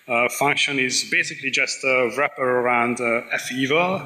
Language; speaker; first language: English; non-native, fluent; Hungarian